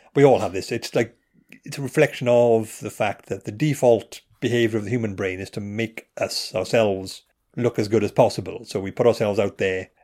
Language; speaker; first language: English; native; English